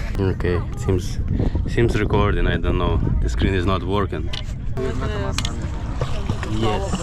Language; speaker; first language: English; non-native, fluent; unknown